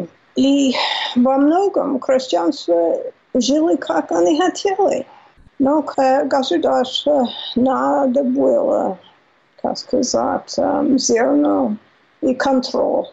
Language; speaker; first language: Russian; non-native, fluent; English